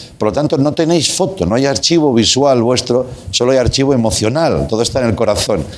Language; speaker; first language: Spanish; non-native, local second language; Catalan